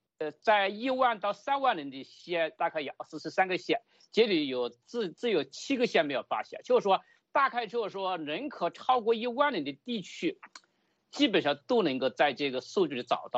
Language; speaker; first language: Chinese; native; Chinese